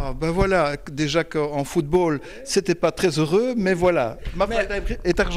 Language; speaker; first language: French; native; French